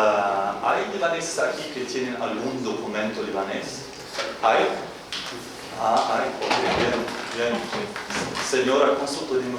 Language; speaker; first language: Spanish; non-native, fluent; Arabic